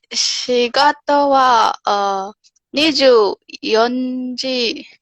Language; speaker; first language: Japanese; non-native, learner; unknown